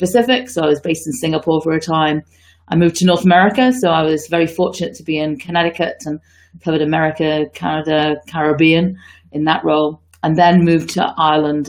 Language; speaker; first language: English; native; English